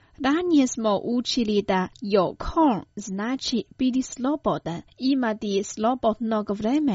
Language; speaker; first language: Croatian; non-native, fluent; Chinese